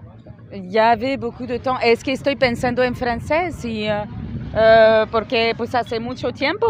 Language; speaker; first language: Spanish; native; Spanish